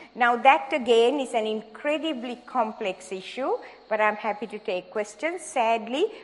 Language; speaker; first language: English; non-native, local second language; Sinhala